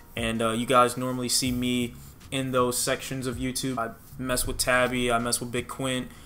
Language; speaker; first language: English; native; English